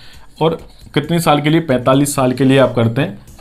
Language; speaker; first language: Hindi; native; Hindi